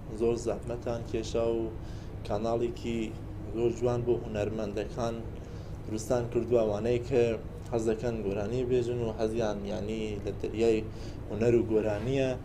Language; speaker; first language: Central Kurdish; non-native, local second language; Southern Kurdish